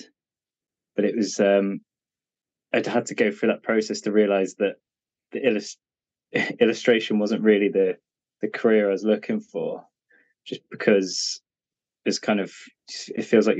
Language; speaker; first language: English; native; English